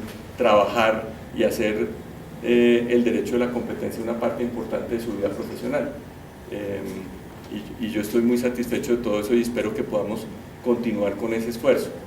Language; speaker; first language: Spanish; native; Spanish